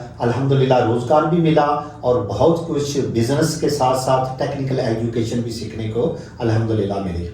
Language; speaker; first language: Urdu; non-native, local second language; Punjabi